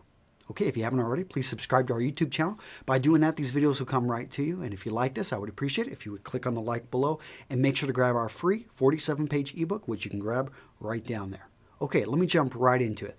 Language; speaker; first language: English; native; English